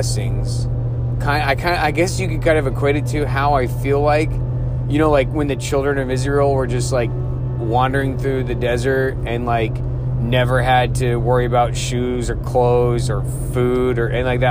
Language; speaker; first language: English; native; English